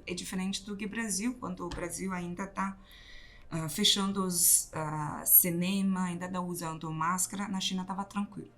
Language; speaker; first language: Portuguese; non-native, fluent; Chinese